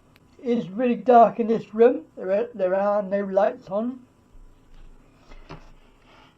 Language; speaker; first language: English; native; English